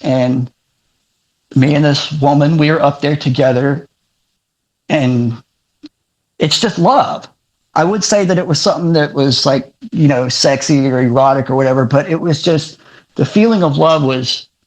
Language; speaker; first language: English; native; English